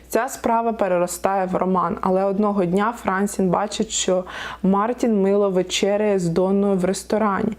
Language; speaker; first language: Ukrainian; non-native, local second language; Russian